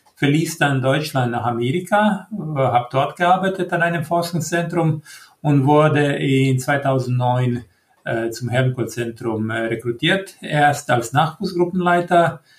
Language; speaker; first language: German; non-native, fluent; Croatian